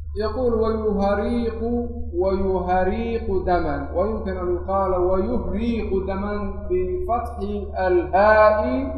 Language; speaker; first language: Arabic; non-native, local second language; Somali